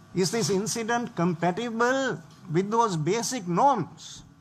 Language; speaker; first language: English; non-native, local second language; Sinhala